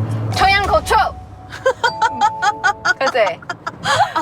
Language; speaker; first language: Korean; non-native, fluent; Chinese